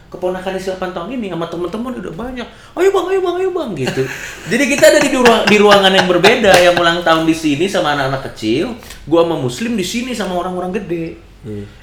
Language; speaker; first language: Indonesian; native; Indonesian